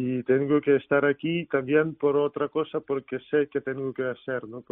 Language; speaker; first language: Spanish; non-native, fluent; Ukrainian